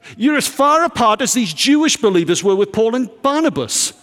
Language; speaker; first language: English; native; English